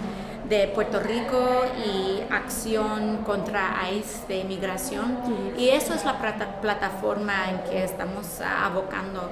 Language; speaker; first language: Spanish; early bilingual, heritage; Spanish